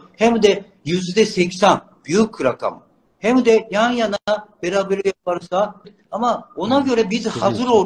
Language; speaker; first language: Turkish; non-native, learner; Japanese